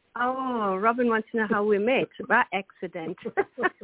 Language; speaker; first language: English; non-native, local second language; German